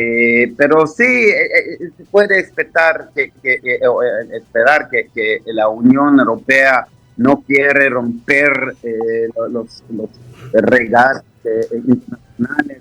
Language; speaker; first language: Spanish; non-native, fluent; Hebrew